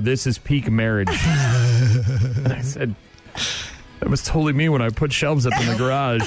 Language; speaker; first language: English; native; English